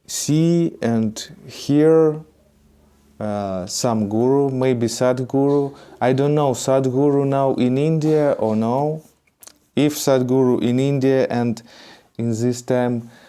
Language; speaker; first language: English; non-native, learner; Russian